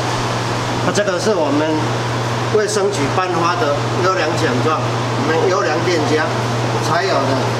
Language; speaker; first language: Chinese; native; Chinese